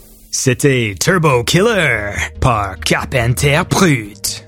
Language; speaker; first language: French; non-native, learner; English